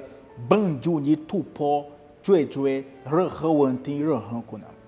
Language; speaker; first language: Chinese; non-native, fluent; Portuguese